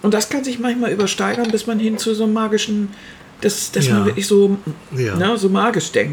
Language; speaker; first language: German; native; German